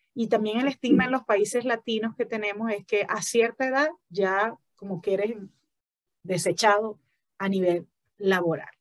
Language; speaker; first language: Spanish; native; Spanish